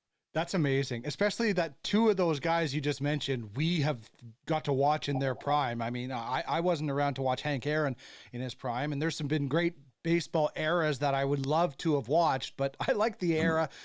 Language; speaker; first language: English; native; English